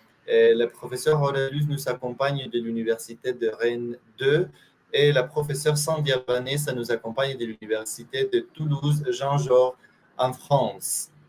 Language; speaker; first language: French; non-native, fluent; Spanish